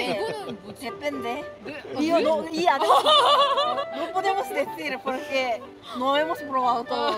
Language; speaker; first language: Spanish; non-native, fluent; Korean